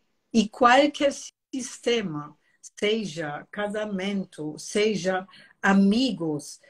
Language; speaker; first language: Portuguese; non-native, fluent; German